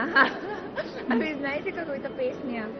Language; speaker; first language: Russian; non-native, learner; Hindi